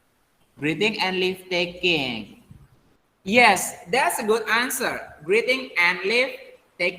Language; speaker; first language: English; non-native, learner; Indonesian